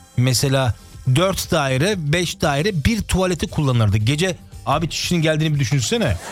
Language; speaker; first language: Turkish; early bilingual, heritage; Turkish